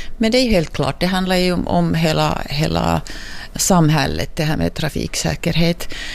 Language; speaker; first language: Swedish; non-native, local second language; Finnish